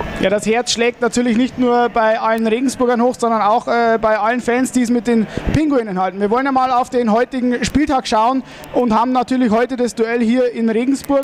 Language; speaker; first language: German; native; German